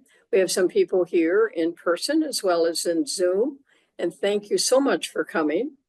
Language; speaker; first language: English; native; English